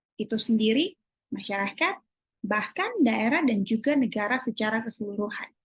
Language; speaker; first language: Indonesian; native; Indonesian